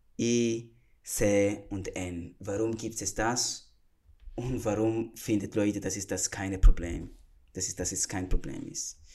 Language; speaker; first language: German; non-native, fluent; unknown